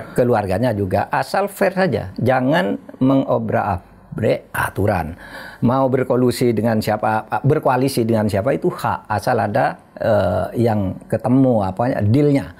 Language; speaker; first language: Indonesian; non-native, local second language; Madurese